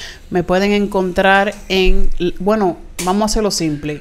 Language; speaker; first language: Spanish; early bilingual, heritage; Spanish